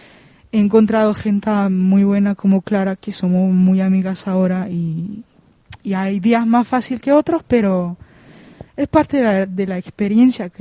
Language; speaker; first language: Spanish; non-native, fluent; French